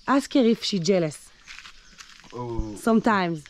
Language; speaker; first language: English; non-native, learner; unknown